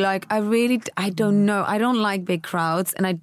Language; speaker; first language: English; early bilingual, other home language; Swedish